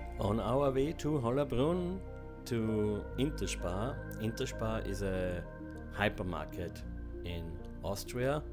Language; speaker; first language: English; non-native, fluent; German